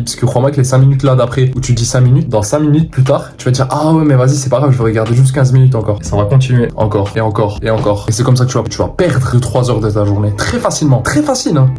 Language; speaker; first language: French; native; French